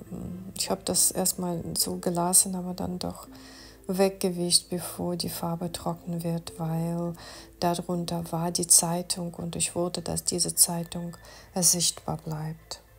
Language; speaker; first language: German; non-native, fluent; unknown